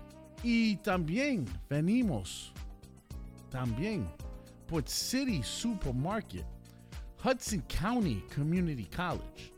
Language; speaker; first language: Spanish; early bilingual, heritage; Spanish